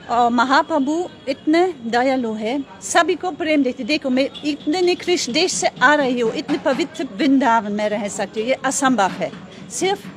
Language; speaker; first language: Hindi; non-native, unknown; German